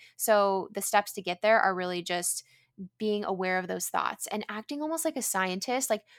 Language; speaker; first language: English; native; English